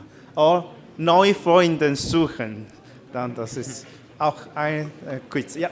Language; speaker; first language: German; non-native, learner; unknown